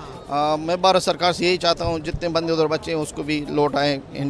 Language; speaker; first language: Hindi; non-native, fluent; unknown